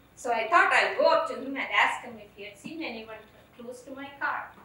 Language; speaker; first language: English; non-native, local second language; Malayalam